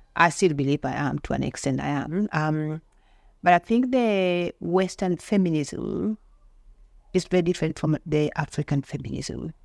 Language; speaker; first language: English; non-native, local second language; Luo (Kenya and Tanzania)